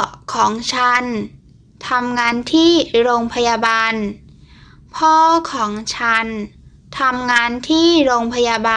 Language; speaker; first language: Thai; non-native, fluent; Burmese